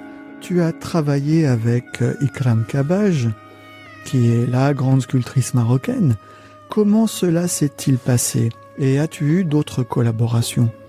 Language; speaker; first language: French; native; French